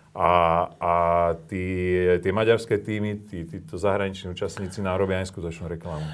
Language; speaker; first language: Slovak; native; Slovak